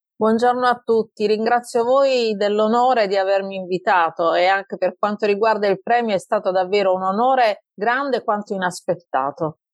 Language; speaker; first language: Italian; native; Italian